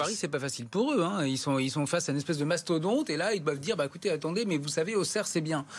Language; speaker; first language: French; native; French